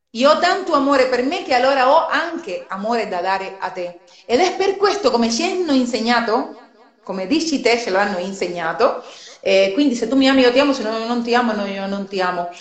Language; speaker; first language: Italian; non-native, fluent; Spanish